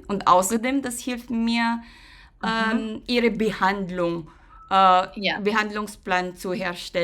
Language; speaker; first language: German; non-native, learner; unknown